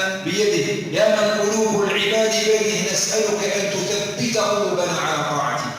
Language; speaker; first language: Arabic; native; Arabic